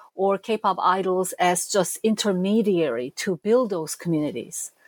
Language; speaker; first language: English; non-native, fluent; Korean